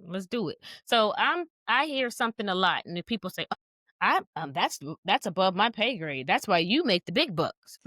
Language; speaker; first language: English; native; English